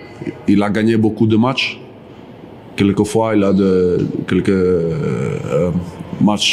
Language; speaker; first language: French; non-native, learner; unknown